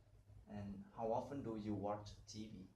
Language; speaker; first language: English; non-native, learner; Vietnamese